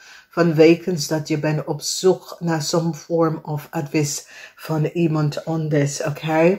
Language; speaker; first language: Dutch; non-native, fluent; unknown